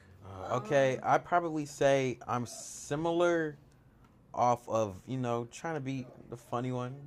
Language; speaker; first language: English; native; English